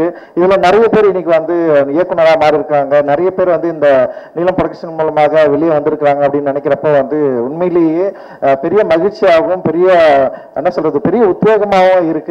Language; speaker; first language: Tamil; native; Tamil